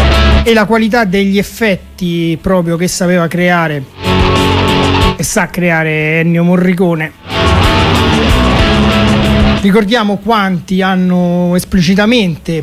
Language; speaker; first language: Italian; native; Italian